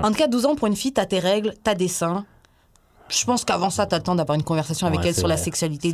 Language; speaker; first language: French; native; French